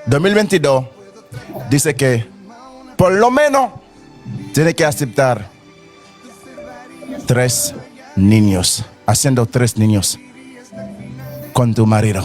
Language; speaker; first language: Spanish; non-native, learner; Haitian Creole